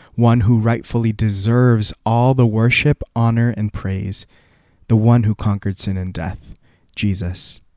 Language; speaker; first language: English; early bilingual, other home language; Korean